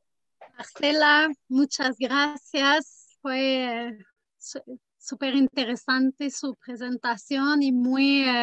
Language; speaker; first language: Spanish; non-native, fluent; French